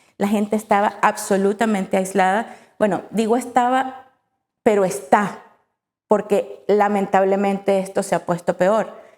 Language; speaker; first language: Spanish; native; Spanish